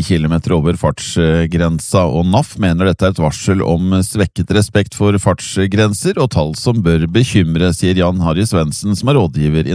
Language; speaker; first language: Norwegian; native; Norwegian